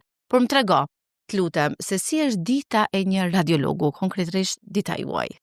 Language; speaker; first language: Albanian; native; Albanian